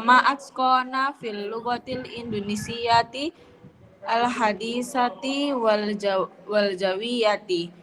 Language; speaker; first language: Arabic; non-native, learner; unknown